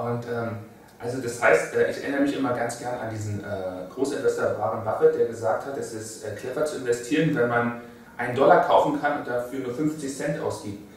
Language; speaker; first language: German; native; German